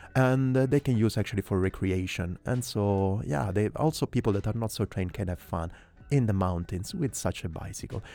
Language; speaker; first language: English; non-native, fluent; Italian